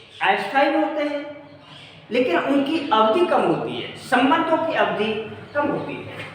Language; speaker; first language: Hindi; native; Hindi